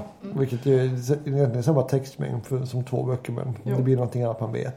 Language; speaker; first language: Swedish; native; Swedish